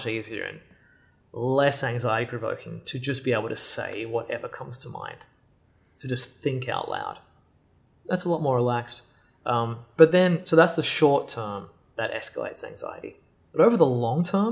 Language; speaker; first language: English; native; English